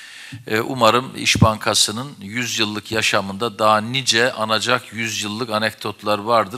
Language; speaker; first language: Turkish; native; Turkish